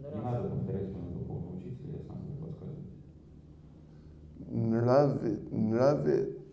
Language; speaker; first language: Russian; native; Russian